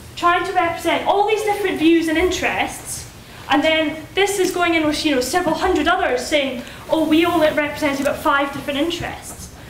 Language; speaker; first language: English; native; English